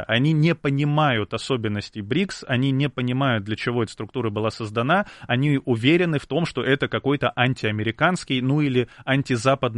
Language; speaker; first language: Russian; native; Russian